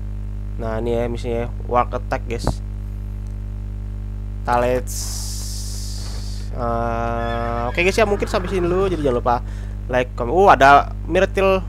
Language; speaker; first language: Indonesian; native; Indonesian